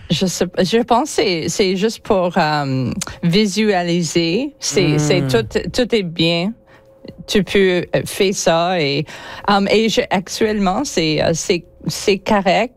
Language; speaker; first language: French; non-native, learner; English